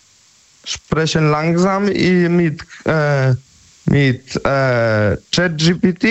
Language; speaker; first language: German; non-native, learner; Polish